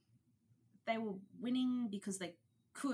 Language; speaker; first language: English; native; English